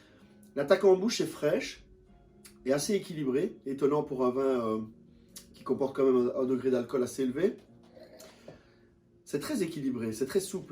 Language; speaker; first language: French; native; French